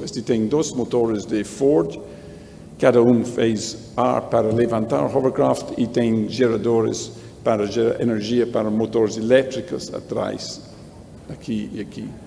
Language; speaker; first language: Portuguese; non-native, learner; English